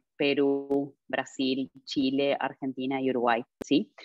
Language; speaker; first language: Spanish; native; Spanish